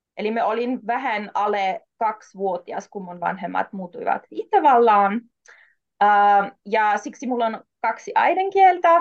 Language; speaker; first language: Finnish; non-native, fluent; German